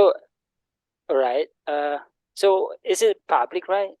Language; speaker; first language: English; non-native, learner; Indonesian